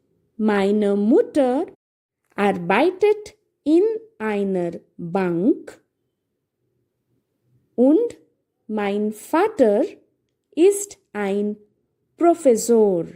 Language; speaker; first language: German; non-native, fluent; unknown